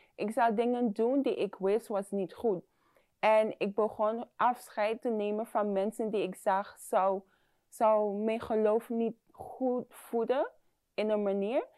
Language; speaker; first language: Dutch; non-native, fluent; English